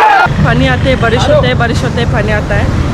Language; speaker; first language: Hindi; non-native, learner; Turkish